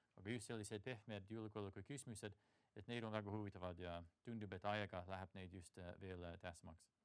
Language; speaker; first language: Estonian; non-native, fluent; English